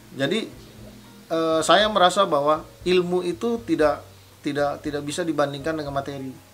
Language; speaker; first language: Indonesian; native; Indonesian